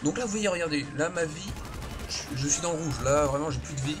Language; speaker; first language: French; native; French